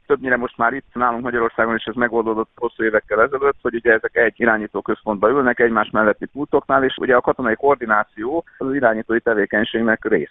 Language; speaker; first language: Hungarian; native; Hungarian